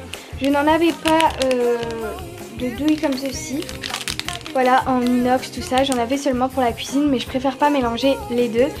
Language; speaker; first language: French; native; French